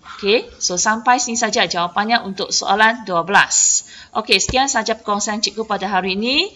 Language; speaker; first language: Malay; non-native, local second language; Chinese